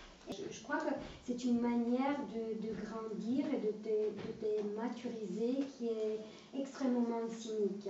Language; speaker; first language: French; non-native, fluent; Romanian